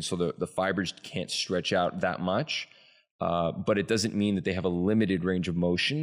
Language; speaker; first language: English; native; English